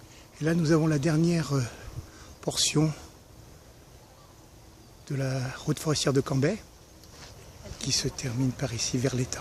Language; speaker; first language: French; native; French